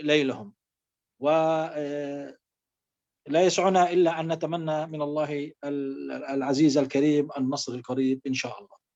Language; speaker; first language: Arabic; native; Arabic